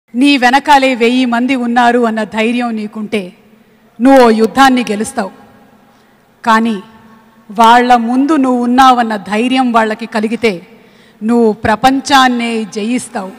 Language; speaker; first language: Telugu; native; Telugu